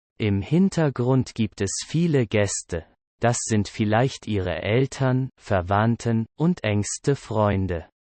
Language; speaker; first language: German; non-native, learner; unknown